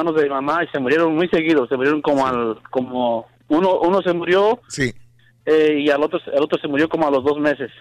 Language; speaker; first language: Spanish; native; Spanish